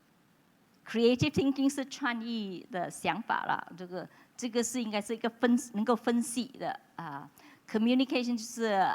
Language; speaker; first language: Chinese; non-native, local second language; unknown